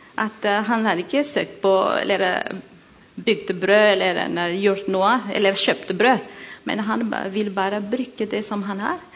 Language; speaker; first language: Norwegian; non-native, learner; Malagasy